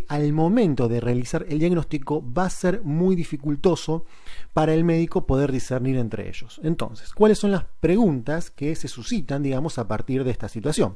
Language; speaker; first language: Spanish; native; Spanish